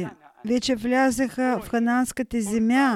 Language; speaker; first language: Bulgarian; non-native, fluent; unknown